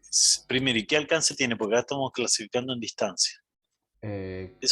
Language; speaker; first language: Spanish; native; Spanish